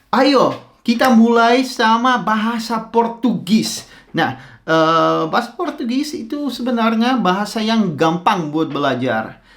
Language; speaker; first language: Indonesian; non-native, fluent; Dutch